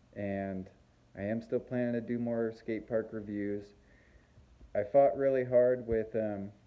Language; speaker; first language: English; native; English